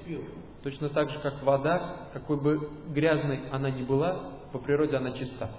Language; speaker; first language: Russian; native; Russian